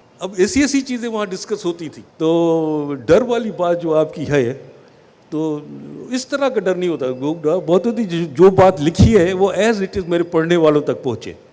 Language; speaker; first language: Urdu; non-native, local second language; Sindhi